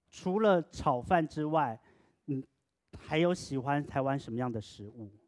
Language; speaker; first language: Chinese; native; Chinese